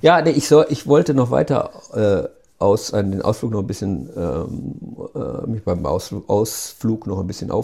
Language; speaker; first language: German; native; German